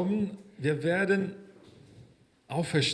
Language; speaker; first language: German; non-native, fluent; Portuguese